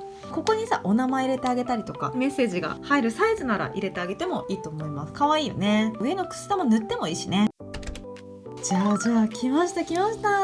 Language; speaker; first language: Japanese; native; Japanese